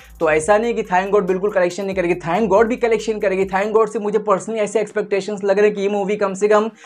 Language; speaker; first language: Hindi; native; Hindi